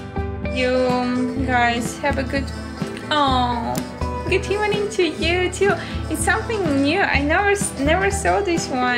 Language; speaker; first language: English; non-native, learner; Ukrainian